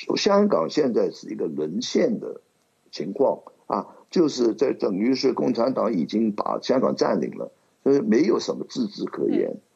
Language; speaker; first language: Chinese; non-native, local second language; Cantonese